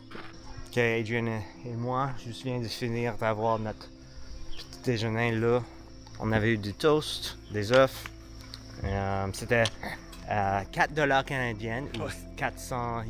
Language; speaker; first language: French; non-native, learner; English